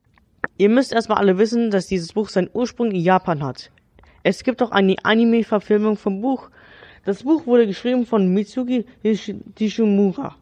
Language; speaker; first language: German; native; German